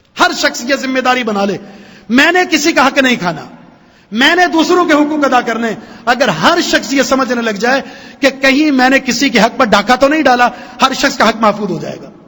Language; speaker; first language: Urdu; native; Urdu